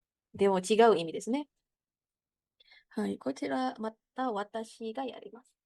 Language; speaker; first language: Japanese; non-native, fluent; Indonesian